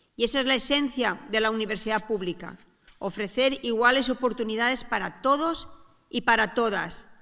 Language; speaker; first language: Spanish; non-native, local second language; Catalan